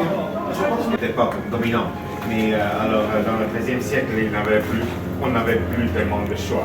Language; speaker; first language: French; non-native, fluent; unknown